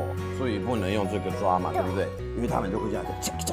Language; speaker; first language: Chinese; non-native, fluent; Swedish